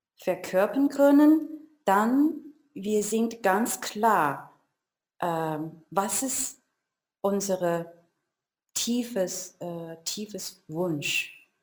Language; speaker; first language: German; non-native, learner; Chinese